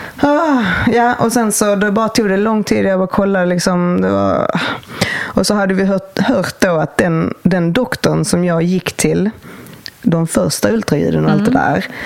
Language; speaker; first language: Swedish; native; Swedish